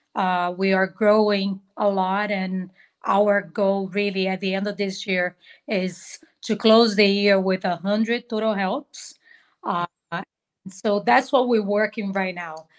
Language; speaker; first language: English; non-native, fluent; Portuguese